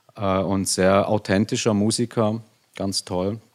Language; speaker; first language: German; native; German